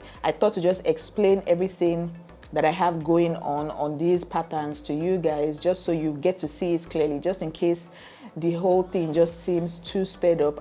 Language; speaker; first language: English; native; English